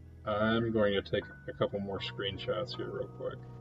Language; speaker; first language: English; native; English